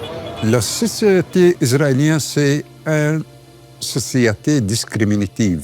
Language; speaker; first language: French; non-native, fluent; Arabic